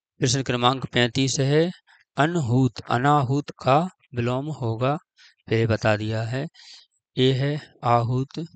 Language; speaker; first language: Hindi; native; Hindi